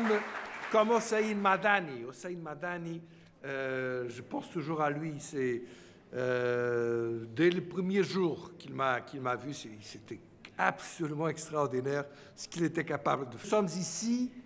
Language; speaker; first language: French; non-native, fluent; Portuguese